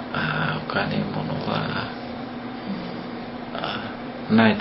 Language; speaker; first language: Japanese; non-native, learner; Indonesian